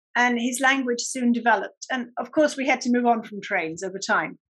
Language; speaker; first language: English; native; English